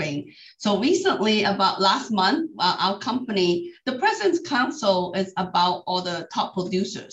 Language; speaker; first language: English; non-native, local second language; Cantonese